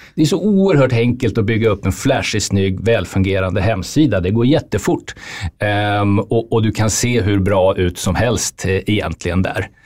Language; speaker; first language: Swedish; native; Swedish